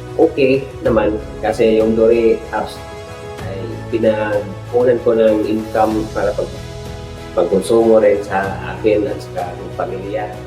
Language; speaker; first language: Filipino; non-native, local second language; Cebuano